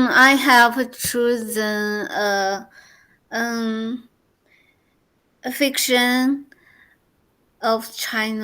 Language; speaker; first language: English; non-native, learner; Chinese